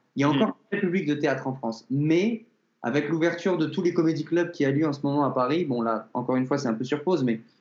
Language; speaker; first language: French; native; French